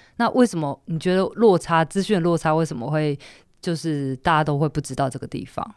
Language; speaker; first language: Chinese; native; Chinese